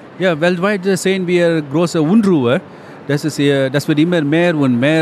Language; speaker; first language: German; non-native, fluent; Tamil